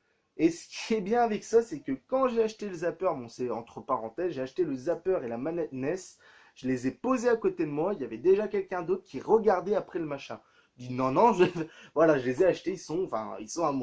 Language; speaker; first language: French; native; French